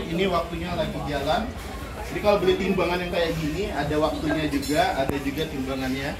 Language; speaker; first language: Indonesian; native; Indonesian